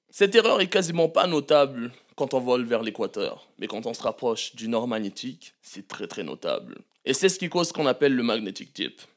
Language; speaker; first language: French; non-native, local second language; Malagasy